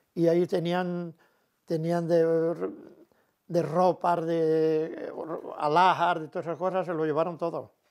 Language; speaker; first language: Spanish; native; Spanish